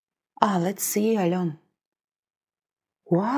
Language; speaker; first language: English; non-native, fluent; Russian